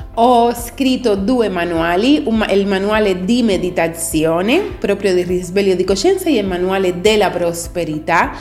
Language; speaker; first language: Italian; native; Italian